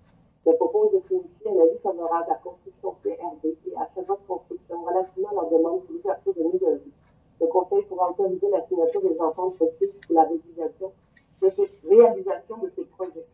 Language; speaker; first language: French; native; French